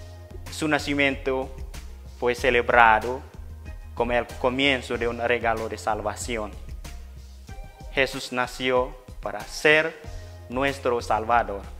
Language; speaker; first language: Spanish; non-native, fluent; Indonesian